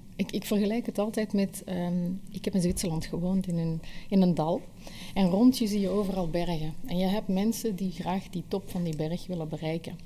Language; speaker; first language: Dutch; native; Dutch